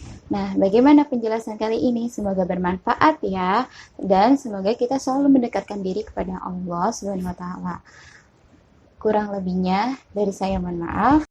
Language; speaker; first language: Indonesian; native; Indonesian